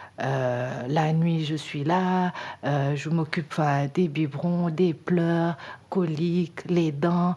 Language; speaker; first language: French; early bilingual, other home language; Wolof